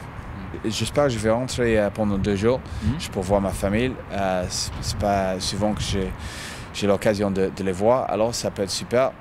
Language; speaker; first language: French; non-native, fluent; English